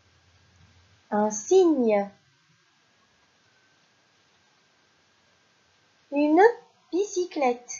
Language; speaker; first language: French; non-native, local second language; Arabic